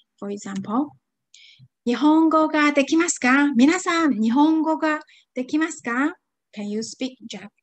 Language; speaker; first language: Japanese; non-native, fluent; Chinese